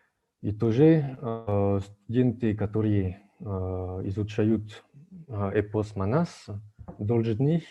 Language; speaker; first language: Russian; non-native, fluent; French